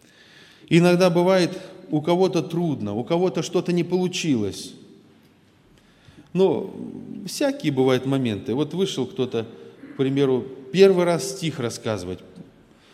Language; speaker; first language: Russian; native; Russian